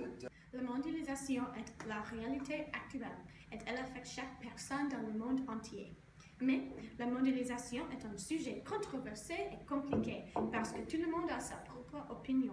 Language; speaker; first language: French; non-native, learner; English